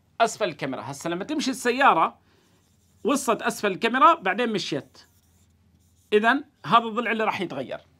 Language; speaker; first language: Arabic; native; Arabic